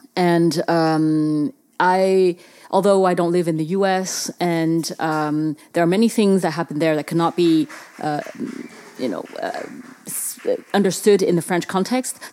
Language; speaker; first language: English; early bilingual, other home language; Chinese